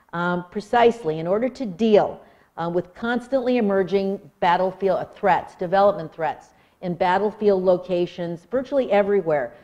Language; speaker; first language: English; native; English